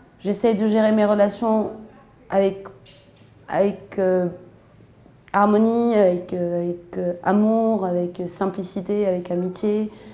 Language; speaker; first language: French; non-native, local second language; Arabic